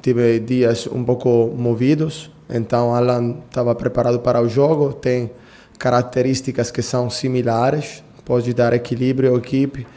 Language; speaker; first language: Portuguese; non-native, fluent; Italian